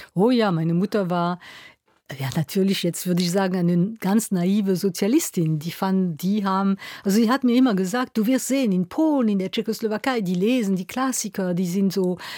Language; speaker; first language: German; non-native, local second language; French